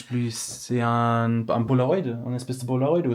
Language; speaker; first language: French; non-native, fluent; English